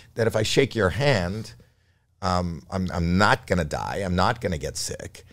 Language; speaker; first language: English; native; English